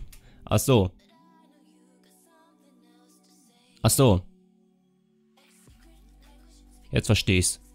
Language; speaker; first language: German; native; German